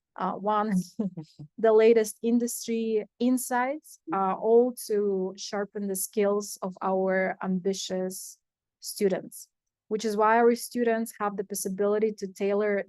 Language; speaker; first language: English; non-native, fluent; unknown